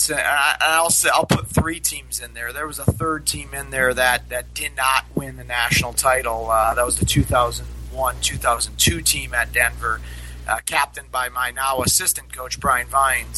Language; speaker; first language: English; native; English